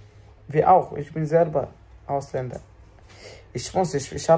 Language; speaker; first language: German; non-native, learner; Bulgarian